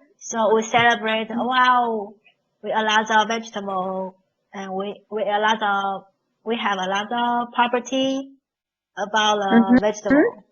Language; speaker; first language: English; non-native, learner; Chinese